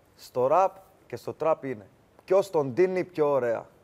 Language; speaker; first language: Greek; native; Greek